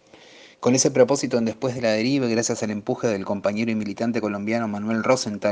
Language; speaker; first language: Spanish; native; Spanish